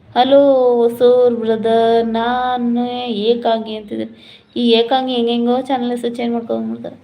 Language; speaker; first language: Kannada; non-native, local second language; Malayalam